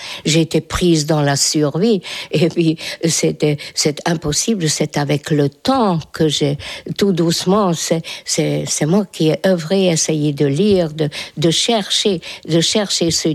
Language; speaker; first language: French; non-native, fluent; Hungarian